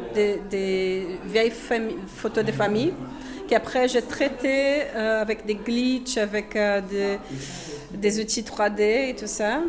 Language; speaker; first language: French; non-native, fluent; Portuguese